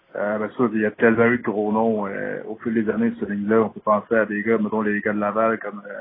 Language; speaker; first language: French; native; French